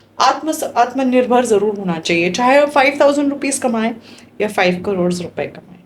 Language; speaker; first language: Hindi; non-native, local second language; Marathi